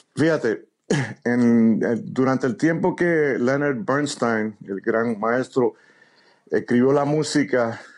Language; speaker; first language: Spanish; early bilingual, heritage; Spanish